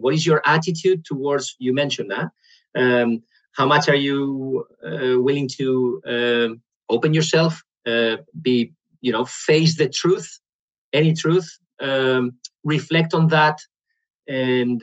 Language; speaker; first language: English; non-native, fluent; Spanish